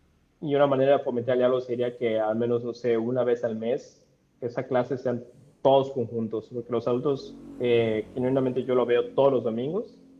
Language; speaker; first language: Spanish; native; Spanish